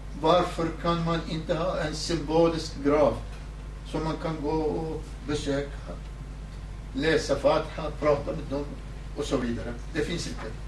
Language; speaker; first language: Swedish; non-native, fluent; Southern Kurdish